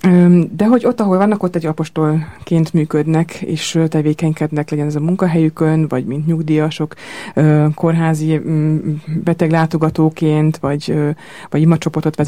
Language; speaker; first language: Hungarian; native; Hungarian